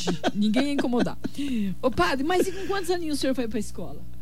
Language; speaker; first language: Portuguese; native; Portuguese